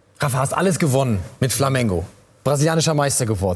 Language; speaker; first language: German; native; German